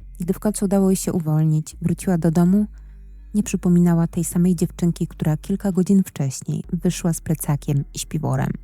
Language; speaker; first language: Polish; native; Polish